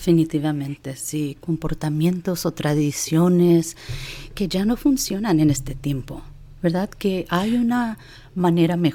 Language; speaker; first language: Spanish; early bilingual, heritage; Spanish